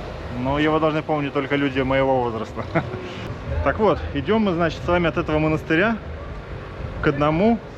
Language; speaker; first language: Russian; native; Russian